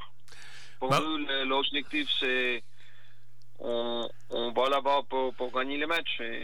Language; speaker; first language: French; non-native, learner; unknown